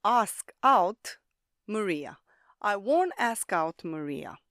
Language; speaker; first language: English; non-native, fluent; Romanian